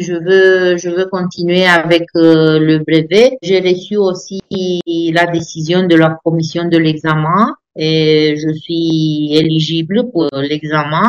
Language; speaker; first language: French; non-native, fluent; Romanian